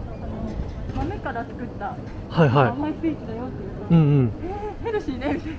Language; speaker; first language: Japanese; native; Japanese